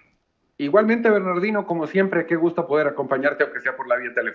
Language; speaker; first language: Spanish; native; Spanish